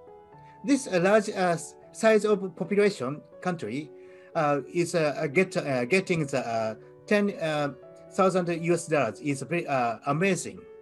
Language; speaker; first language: English; non-native, learner; Japanese